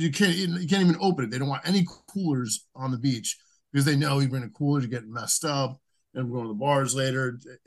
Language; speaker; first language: English; native; English